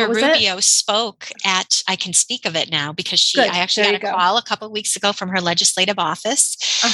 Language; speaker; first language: English; native; English